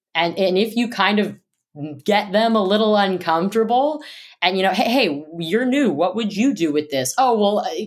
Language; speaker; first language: English; native; English